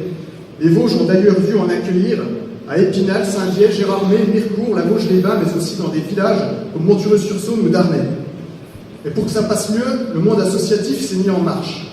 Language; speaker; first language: French; native; French